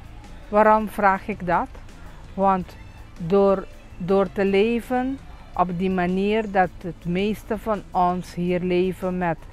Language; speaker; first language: Dutch; non-native, local second language; Papiamento